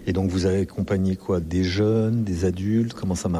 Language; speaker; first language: French; native; French